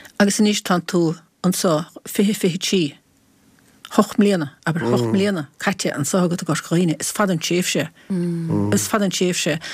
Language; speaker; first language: Irish; native; Irish